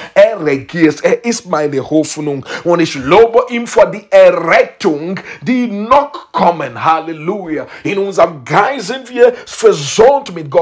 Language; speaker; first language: German; non-native, learner; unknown